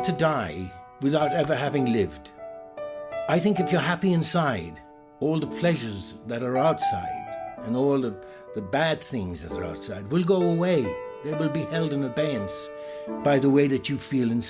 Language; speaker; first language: English; native; English